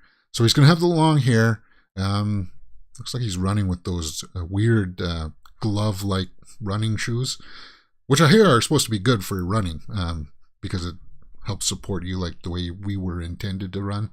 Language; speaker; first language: English; native; English